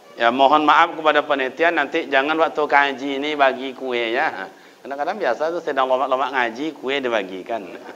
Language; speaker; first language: Malay; non-native, local second language; Minangkabau